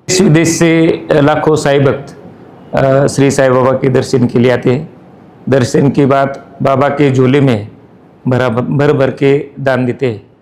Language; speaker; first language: Hindi; non-native, local second language; Marathi